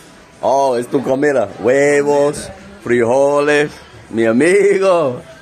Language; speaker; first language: Spanish; non-native, learner; English